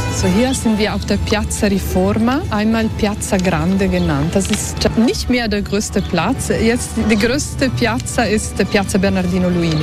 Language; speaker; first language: German; non-native, local second language; Italian